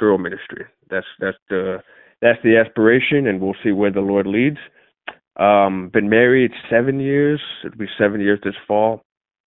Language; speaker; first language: English; native; English